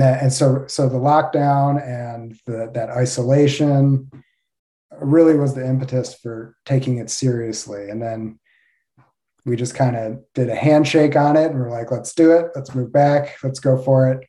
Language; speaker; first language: English; native; English